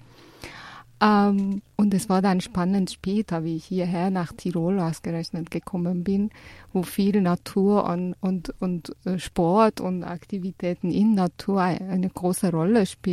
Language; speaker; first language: German; non-native, fluent; Persian